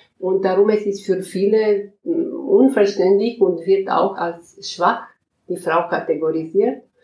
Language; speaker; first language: German; non-native, fluent; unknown